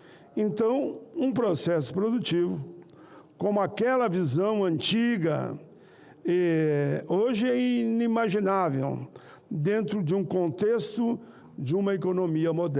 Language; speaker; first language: Portuguese; native; Portuguese